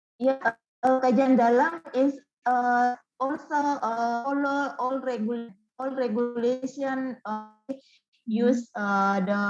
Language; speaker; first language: English; non-native, learner; Indonesian